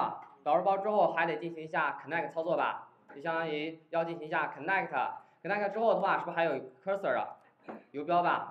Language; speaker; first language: Chinese; native; Chinese